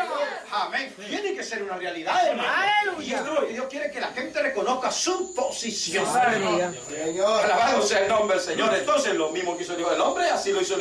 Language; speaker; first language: Spanish; native; Spanish